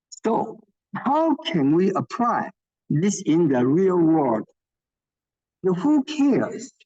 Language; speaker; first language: English; non-native, fluent; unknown